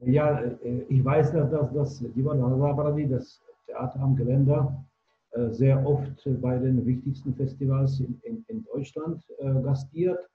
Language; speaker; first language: German; non-native, fluent; Czech